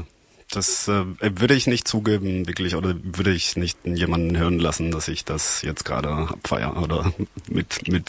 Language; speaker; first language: German; non-native, fluent; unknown